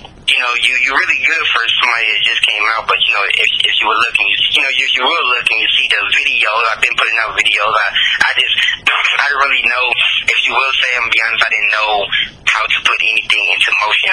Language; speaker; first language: English; native; English